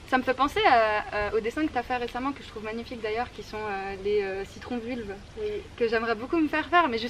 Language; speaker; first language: French; native; French